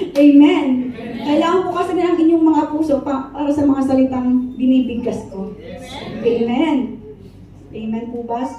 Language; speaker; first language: Filipino; non-native, local second language; Cebuano